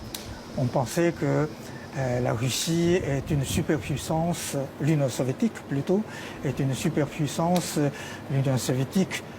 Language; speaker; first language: French; non-native, fluent; Chinese